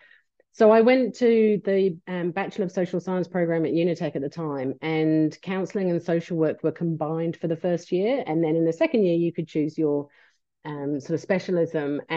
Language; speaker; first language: English; native; English